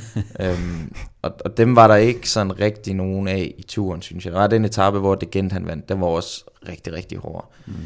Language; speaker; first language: Danish; native; Danish